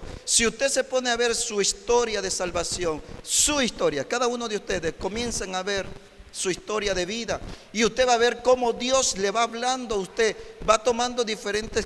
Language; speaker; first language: Spanish; native; Spanish